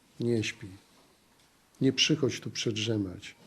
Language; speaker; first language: Polish; native; Polish